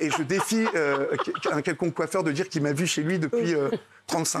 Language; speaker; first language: French; native; French